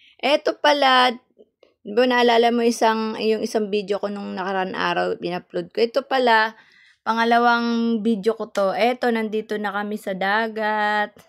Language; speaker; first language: Filipino; non-native, local second language; Waray